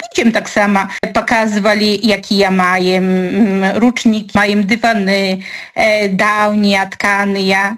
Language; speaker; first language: Belarusian; native; Belarusian